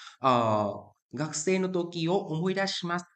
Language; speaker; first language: Japanese; non-native, fluent; Vietnamese